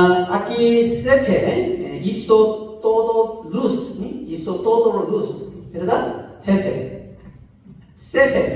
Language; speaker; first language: Spanish; non-native, fluent; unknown